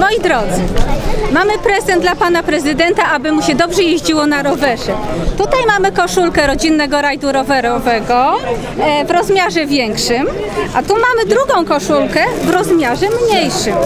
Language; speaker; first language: Polish; native; Polish